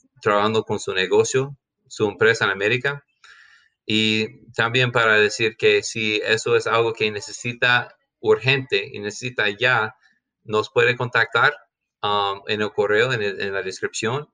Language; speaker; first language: Spanish; non-native, fluent; English